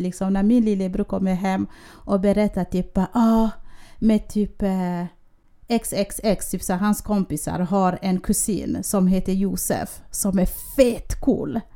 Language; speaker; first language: Swedish; early bilingual, other home language; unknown